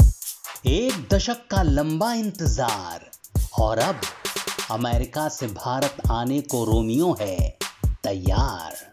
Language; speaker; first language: Hindi; native; Hindi